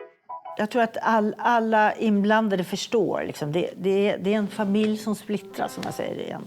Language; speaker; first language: Swedish; native; Swedish